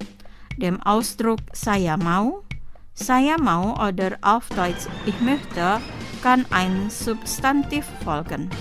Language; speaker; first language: German; non-native, fluent; Indonesian